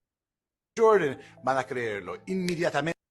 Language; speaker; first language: Spanish; non-native, fluent; English